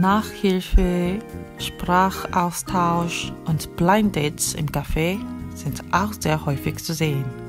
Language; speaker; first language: German; non-native, fluent; Korean